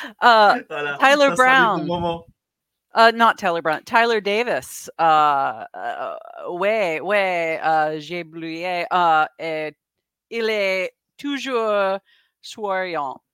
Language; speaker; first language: French; non-native, learner; English